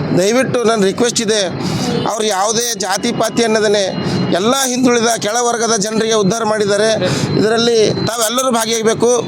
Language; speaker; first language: Kannada; native; Kannada